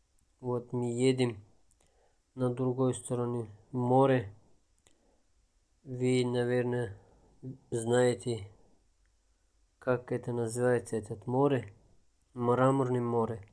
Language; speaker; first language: Russian; non-native, local second language; Tajik